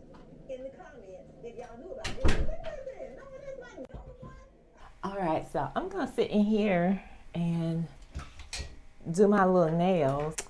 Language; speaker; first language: English; native; English